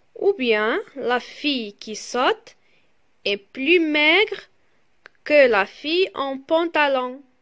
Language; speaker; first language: French; non-native, local second language; Arabic